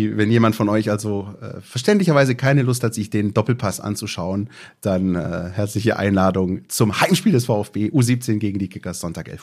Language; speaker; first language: German; native; German